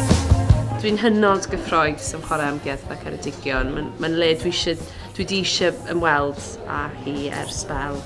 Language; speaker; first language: Welsh; native; Welsh